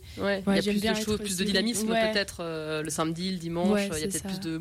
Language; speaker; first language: French; native; French